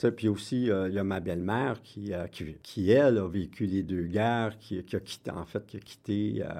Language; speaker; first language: French; native; French